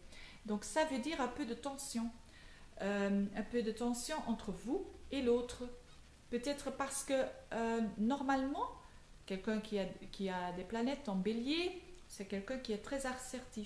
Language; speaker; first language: French; non-native, local second language; Dutch